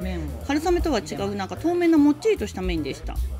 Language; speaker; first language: Japanese; native; Japanese